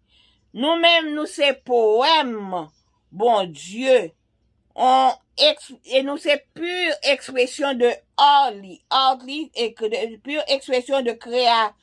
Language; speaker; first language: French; non-native, local second language; Haitian Creole